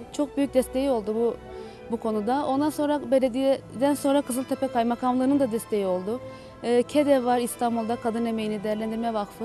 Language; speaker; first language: Turkish; native; Turkish